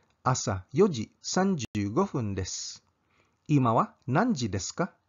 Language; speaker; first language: Japanese; non-native, fluent; Cebuano